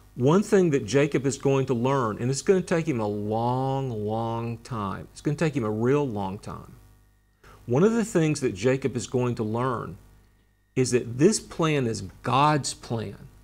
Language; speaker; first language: English; native; English